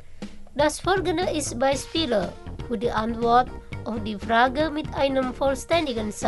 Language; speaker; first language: German; non-native, fluent; Indonesian